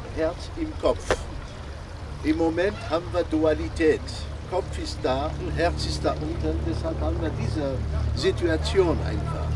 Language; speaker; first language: German; non-native, learner; Arabic